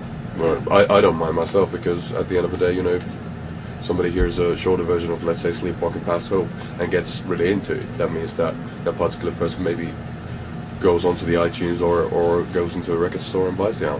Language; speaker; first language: English; non-native, fluent; Finnish